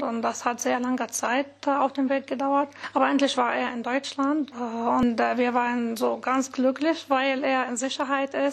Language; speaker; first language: German; non-native, fluent; Arabic